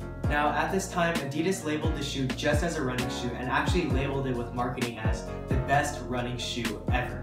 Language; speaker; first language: English; native; English